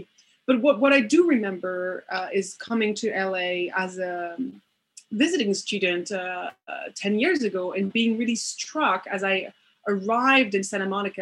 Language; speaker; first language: English; non-native, fluent; French